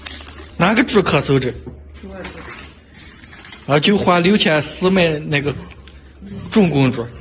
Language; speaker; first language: Chinese; native; Chinese